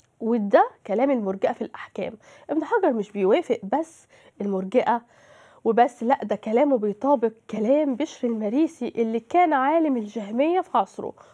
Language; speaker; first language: Arabic; native; Arabic